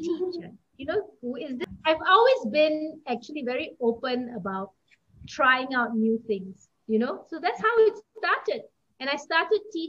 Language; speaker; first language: English; native; English